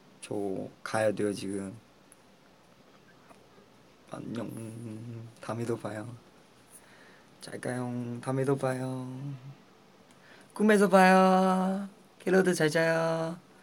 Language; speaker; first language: Korean; non-native, fluent; Chinese